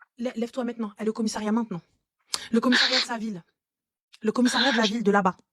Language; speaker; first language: French; native; French